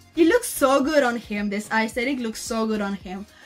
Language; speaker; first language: English; non-native, learner; French